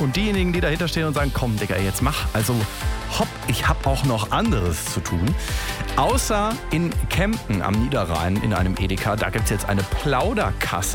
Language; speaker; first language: German; native; German